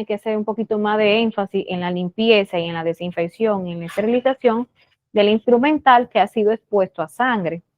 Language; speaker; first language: Spanish; native; Spanish